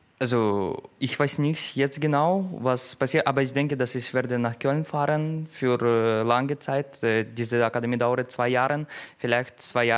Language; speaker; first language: German; non-native, learner; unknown